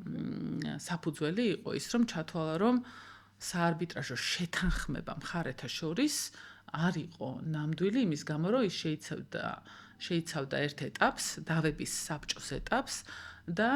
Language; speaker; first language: Georgian; native; Georgian